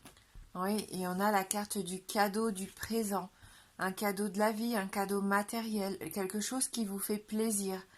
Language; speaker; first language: French; native; French